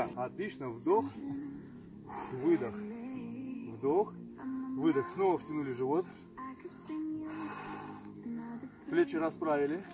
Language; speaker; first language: Russian; native; Russian